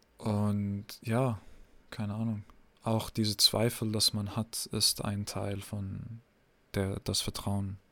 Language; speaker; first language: German; non-native, fluent; English